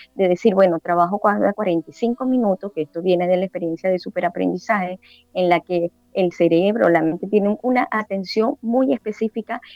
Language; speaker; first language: Spanish; native; Spanish